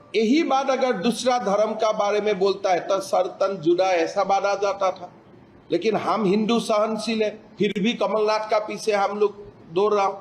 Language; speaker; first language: Hindi; non-native, local second language; Assamese